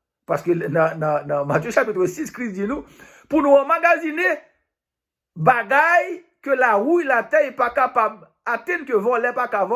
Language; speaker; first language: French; non-native, local second language; Haitian Creole